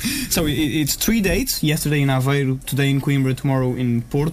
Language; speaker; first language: English; non-native, fluent; Portuguese